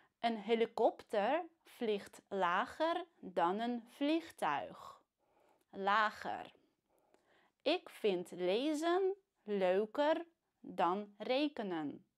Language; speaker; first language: Dutch; non-native, fluent; Russian